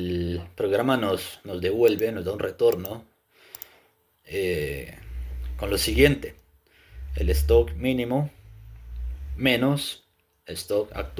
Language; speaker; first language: Spanish; native; Spanish